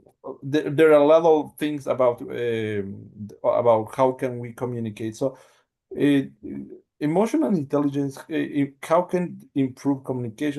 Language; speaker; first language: English; non-native, learner; Spanish